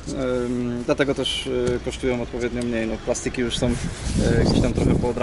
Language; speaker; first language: Polish; native; Polish